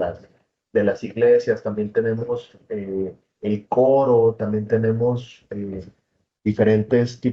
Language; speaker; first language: Spanish; native; Spanish